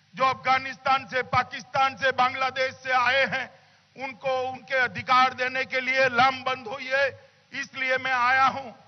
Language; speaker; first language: Hindi; non-native, local second language; Gujarati